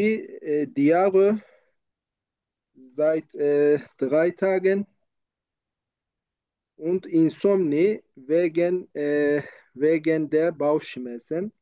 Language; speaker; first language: German; non-native, learner; Turkish